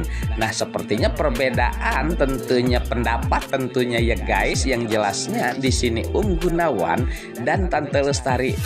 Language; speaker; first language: Indonesian; native; Indonesian